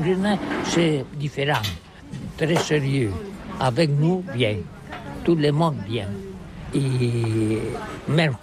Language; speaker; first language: French; non-native, learner; Catalan